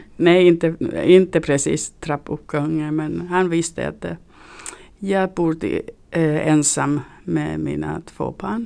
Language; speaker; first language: Swedish; non-native, learner; Finnish